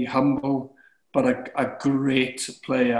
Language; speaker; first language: English; native; English